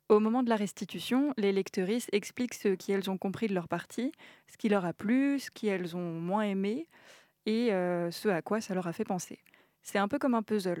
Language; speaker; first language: French; native; French